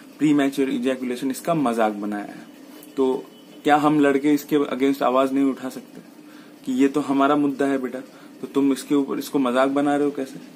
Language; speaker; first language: Hindi; non-native, local second language; Bangla